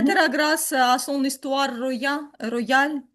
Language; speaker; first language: French; non-native, learner; Ukrainian